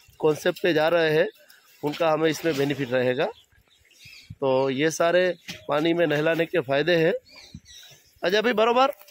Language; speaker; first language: Hindi; non-native, local second language; Gujarati